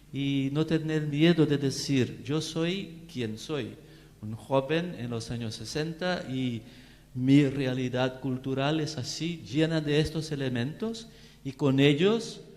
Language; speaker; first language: Spanish; non-native, fluent; Portuguese